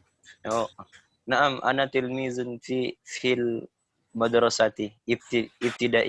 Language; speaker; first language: Arabic; non-native, learner; Indonesian